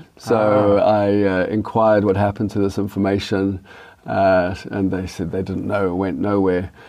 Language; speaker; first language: English; native; English